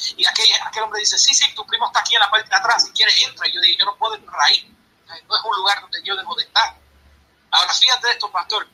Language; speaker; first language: Spanish; early bilingual, heritage; Spanish